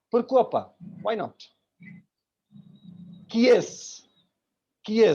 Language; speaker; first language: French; non-native, learner; Hindi